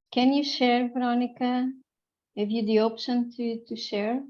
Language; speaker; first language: English; non-native, fluent; Portuguese